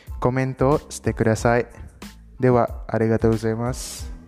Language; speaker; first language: Japanese; non-native, learner; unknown